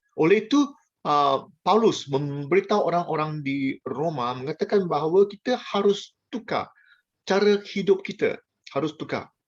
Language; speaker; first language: Malay; non-native, local second language; Chinese